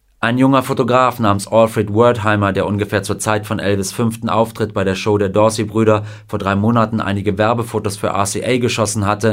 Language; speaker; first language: German; native; German